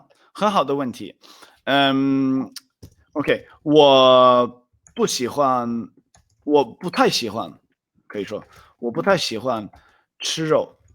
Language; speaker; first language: Chinese; non-native, fluent; Swedish